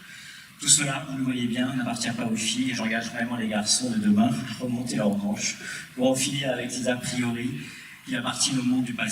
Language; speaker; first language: French; native; French